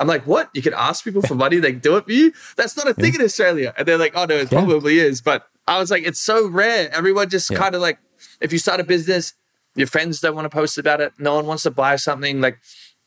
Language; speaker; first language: English; native; English